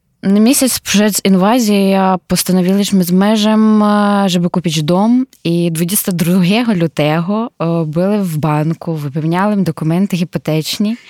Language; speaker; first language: Polish; non-native, learner; Ukrainian